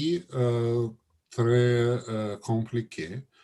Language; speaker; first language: French; non-native, learner; Russian